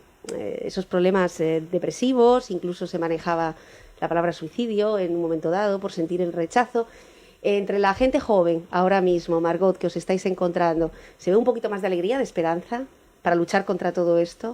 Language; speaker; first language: Spanish; native; Spanish